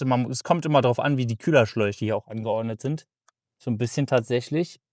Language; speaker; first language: German; native; German